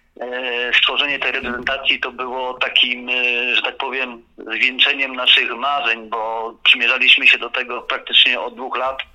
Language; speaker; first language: Polish; native; Polish